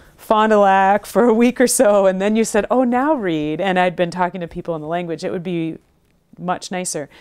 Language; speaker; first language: English; native; English